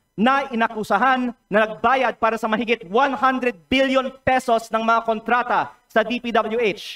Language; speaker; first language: Filipino; native; Filipino